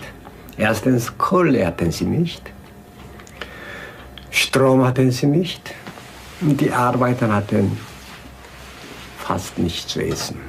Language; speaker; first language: German; non-native, fluent; Korean